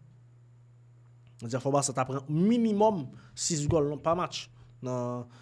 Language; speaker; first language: French; non-native, local second language; Haitian Creole